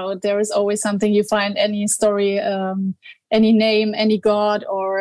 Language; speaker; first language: English; non-native, fluent; German